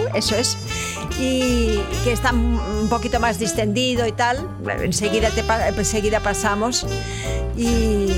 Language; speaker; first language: Spanish; native; Spanish